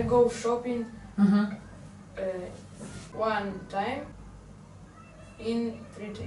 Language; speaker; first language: English; non-native, learner; Russian